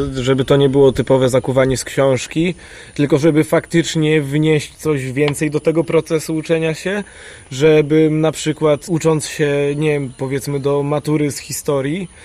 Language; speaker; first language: Polish; native; Polish